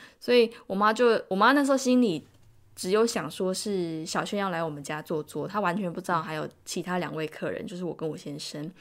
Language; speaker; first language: Chinese; native; Chinese